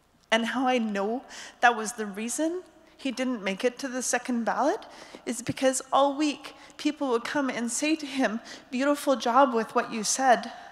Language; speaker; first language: English; native; English